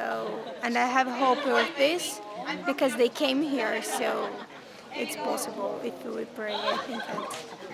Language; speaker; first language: English; non-native, learner; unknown